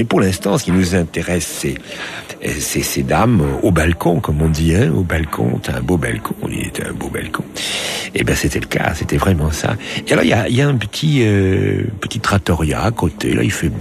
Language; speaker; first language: French; native; French